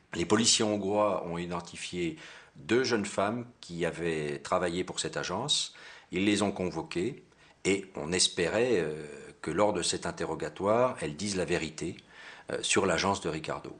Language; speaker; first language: French; native; French